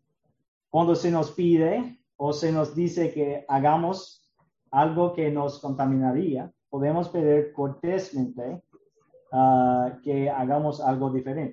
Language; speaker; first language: Spanish; non-native, learner; English